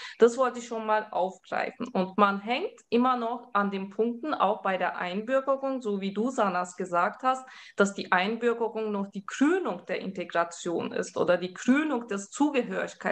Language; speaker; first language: German; early bilingual, other home language; Turkish